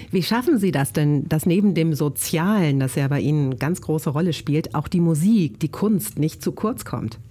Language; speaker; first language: German; native; German